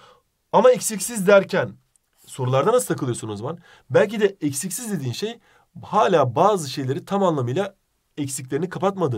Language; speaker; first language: Turkish; native; Turkish